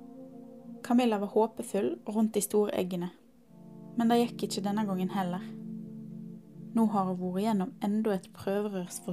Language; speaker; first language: Norwegian; native; Norwegian